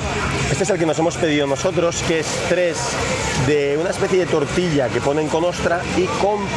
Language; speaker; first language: Spanish; native; Spanish